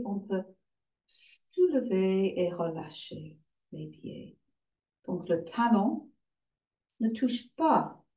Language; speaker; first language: French; non-native, fluent; English